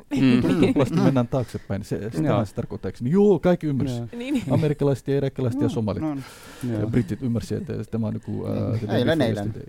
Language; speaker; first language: Finnish; non-native, fluent; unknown